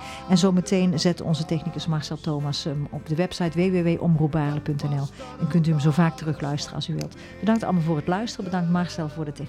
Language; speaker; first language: Dutch; native; Dutch